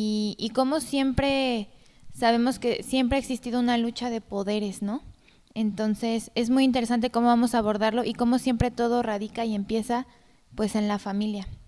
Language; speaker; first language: Spanish; native; Spanish